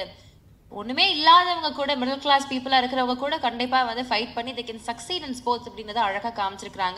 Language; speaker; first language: Tamil; native; Tamil